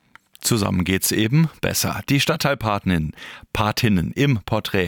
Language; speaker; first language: German; native; German